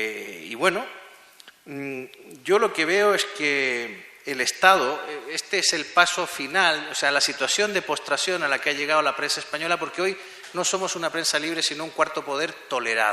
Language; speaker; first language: Spanish; native; Spanish